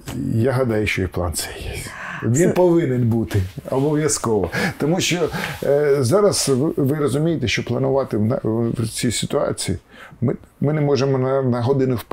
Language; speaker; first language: Ukrainian; non-native, local second language; Russian